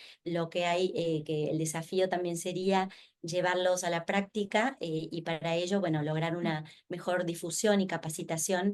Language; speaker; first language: Spanish; native; Spanish